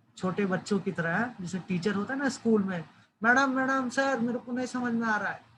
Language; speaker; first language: Hindi; native; Hindi